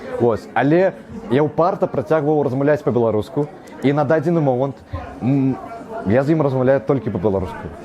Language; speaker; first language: Belarusian; non-native, local second language; Russian